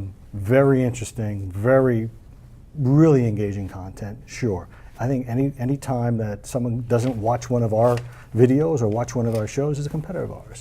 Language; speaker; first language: English; native; English